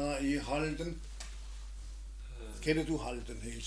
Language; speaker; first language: Norwegian; non-native, learner; German